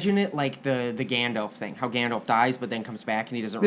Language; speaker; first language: English; native; English